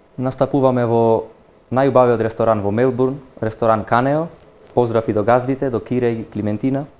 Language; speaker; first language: Macedonian; native; Macedonian